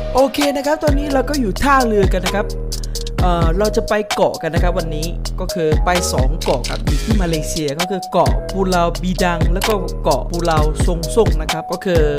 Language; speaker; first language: Thai; non-native, fluent; Malay